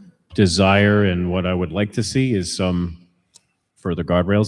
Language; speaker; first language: English; native; English